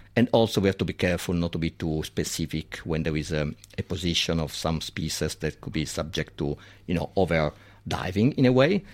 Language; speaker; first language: English; non-native, fluent; Italian